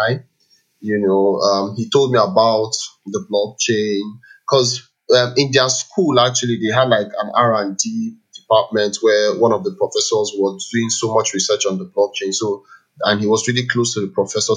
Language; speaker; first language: English; non-native, local second language; Igbo